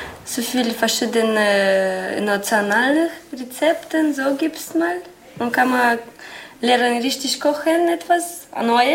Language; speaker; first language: German; non-native, learner; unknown